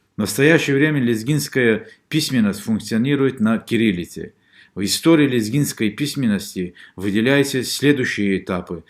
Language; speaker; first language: Russian; non-native, local second language; Lezghian